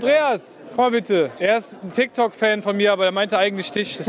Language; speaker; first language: German; native; German